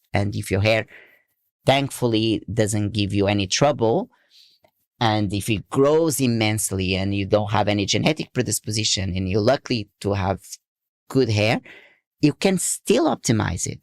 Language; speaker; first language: English; non-native, fluent; Portuguese